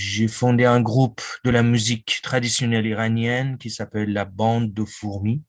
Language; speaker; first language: French; non-native, fluent; Persian